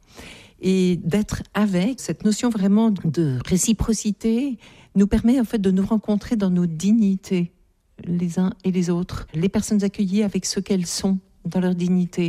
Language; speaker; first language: French; native; French